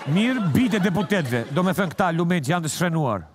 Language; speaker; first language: Albanian; native; Albanian